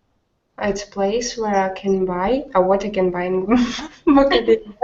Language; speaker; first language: English; non-native, learner; Russian